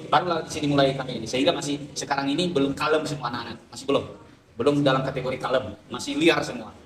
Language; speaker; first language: Indonesian; non-native, local second language; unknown